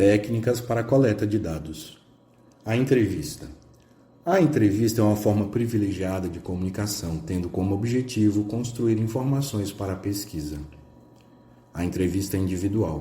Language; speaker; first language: Portuguese; native; Portuguese